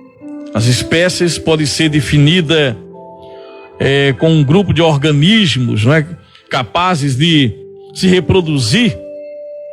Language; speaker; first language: Portuguese; native; Portuguese